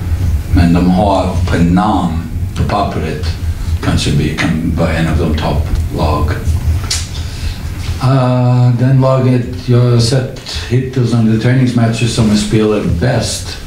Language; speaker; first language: Swedish; non-native, learner; English